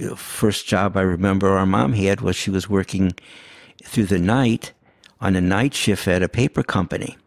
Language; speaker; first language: English; early bilingual, other home language; Yiddish